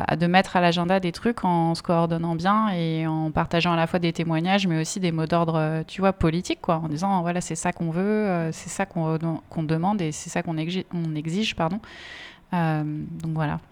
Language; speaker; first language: French; native; French